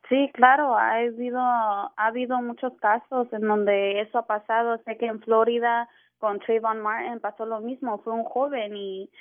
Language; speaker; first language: Spanish; early bilingual, heritage; Spanish